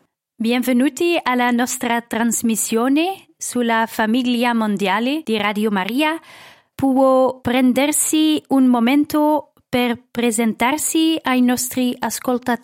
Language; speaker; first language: Italian; non-native, fluent; Dutch